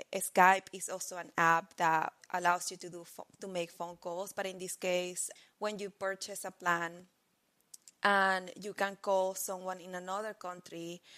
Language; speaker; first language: English; non-native, fluent; Spanish